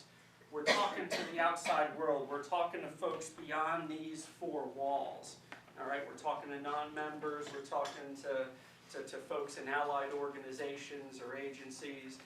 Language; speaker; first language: English; native; English